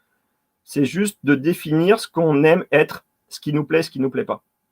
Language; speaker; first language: French; native; French